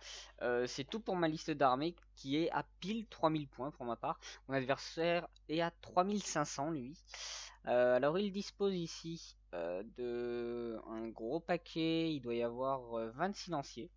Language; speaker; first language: French; native; French